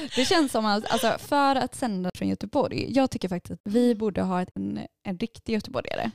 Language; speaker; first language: Swedish; native; Swedish